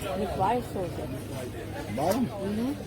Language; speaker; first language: German; non-native, learner; Thai